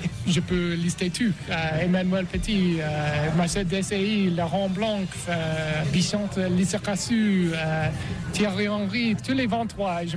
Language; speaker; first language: French; non-native, learner; English